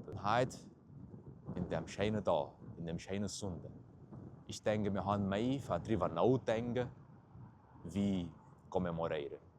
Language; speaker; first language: German; early bilingual, heritage; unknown